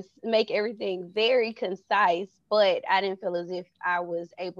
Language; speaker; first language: English; native; English